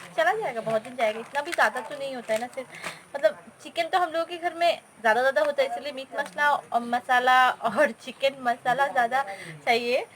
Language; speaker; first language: Hindi; non-native, local second language; Bangla